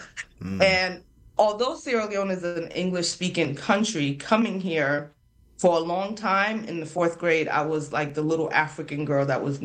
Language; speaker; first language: English; non-native, local second language; Krio